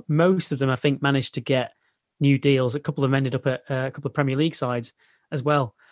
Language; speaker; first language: English; native; English